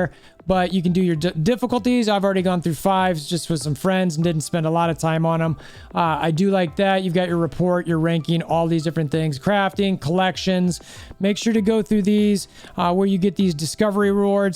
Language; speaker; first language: English; native; English